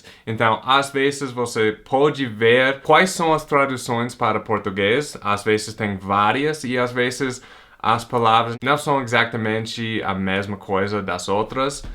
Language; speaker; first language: Portuguese; non-native, fluent; English